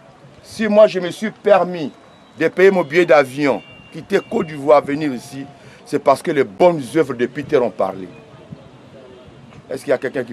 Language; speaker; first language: French; non-native, local second language; Lingala